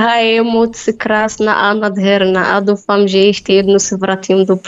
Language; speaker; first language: Czech; non-native, learner; Arabic